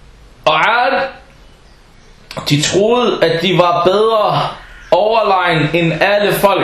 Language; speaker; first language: Danish; early bilingual, other home language; Arabic